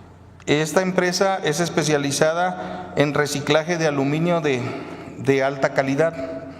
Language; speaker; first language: Spanish; native; Spanish